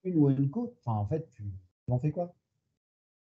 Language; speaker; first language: French; native; French